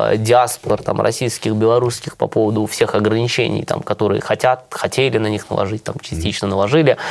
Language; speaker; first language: Russian; native; Russian